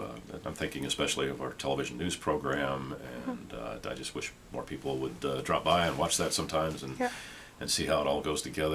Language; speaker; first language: English; native; English